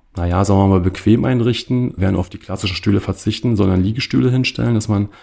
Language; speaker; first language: German; native; German